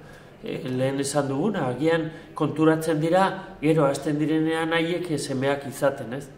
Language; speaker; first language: Basque; non-native, local second language; Spanish